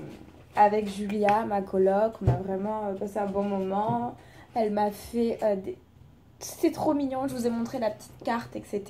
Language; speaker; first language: French; native; French